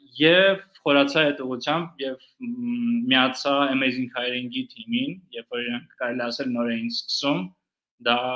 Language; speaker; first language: Armenian; early bilingual, heritage; Armenian